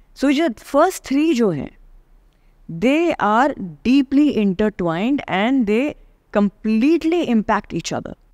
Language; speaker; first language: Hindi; native; Hindi